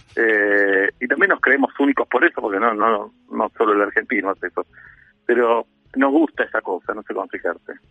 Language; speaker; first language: Spanish; native; Spanish